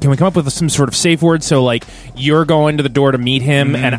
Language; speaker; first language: English; native; English